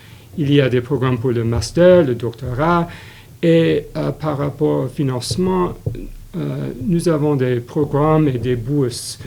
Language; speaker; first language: French; non-native, fluent; English